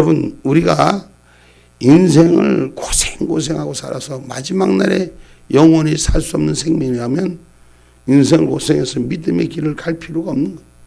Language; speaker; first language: Korean; native; Korean